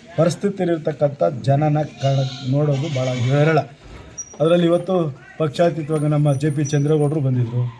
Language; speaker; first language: Kannada; native; Kannada